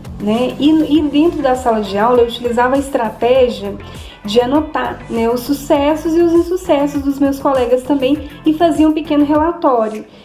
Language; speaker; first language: Portuguese; native; Portuguese